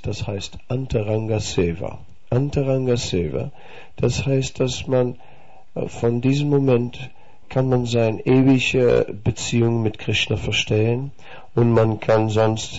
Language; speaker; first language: German; non-native, fluent; Dutch